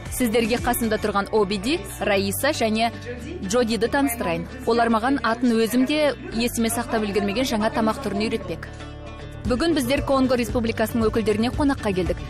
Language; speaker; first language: Kazakh; non-native, local second language; Russian